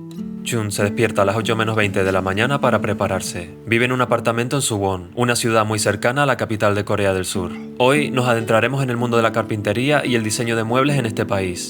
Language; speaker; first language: Spanish; native; Spanish